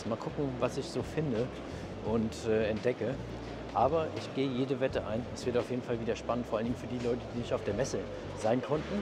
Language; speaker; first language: German; native; German